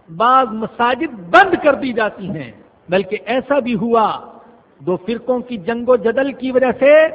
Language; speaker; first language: Urdu; non-native, local second language; Punjabi